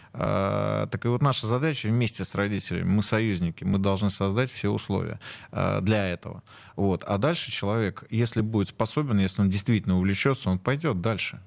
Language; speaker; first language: Russian; native; Russian